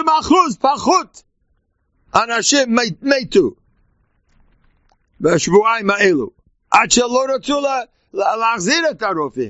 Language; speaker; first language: Hebrew; non-native, fluent; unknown